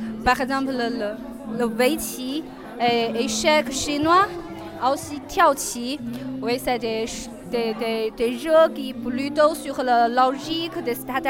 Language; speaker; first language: French; non-native, fluent; Chinese